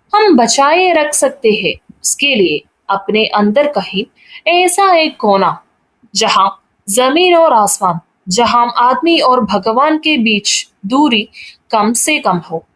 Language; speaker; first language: Hindi; non-native, local second language; Malayalam